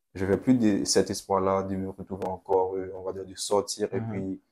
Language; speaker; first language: French; non-native, local second language; Haitian Creole